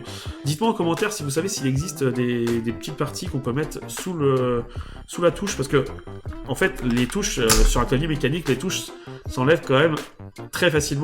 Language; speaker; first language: French; native; French